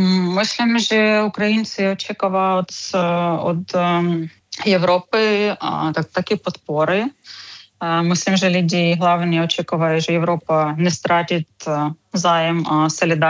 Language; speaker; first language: Czech; non-native, fluent; Ukrainian